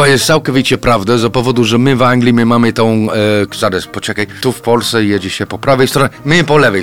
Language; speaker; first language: Polish; non-native, fluent; English